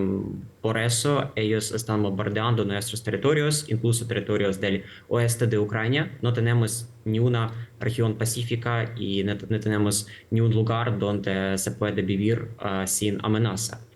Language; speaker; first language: Spanish; non-native, fluent; Ukrainian